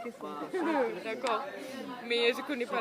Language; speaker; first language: French; non-native, fluent; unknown